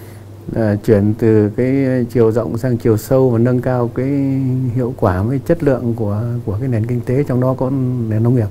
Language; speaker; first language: Vietnamese; native; Vietnamese